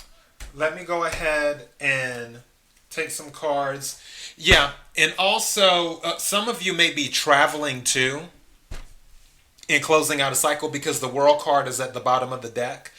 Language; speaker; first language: English; native; English